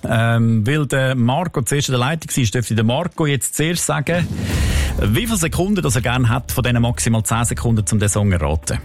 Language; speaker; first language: German; native; German